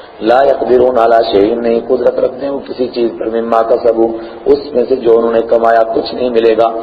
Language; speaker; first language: Urdu; non-native, local second language; Gujari